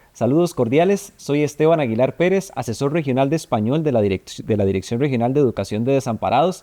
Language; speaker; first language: Spanish; native; Spanish